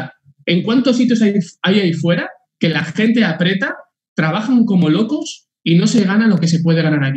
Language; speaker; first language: Spanish; native; Spanish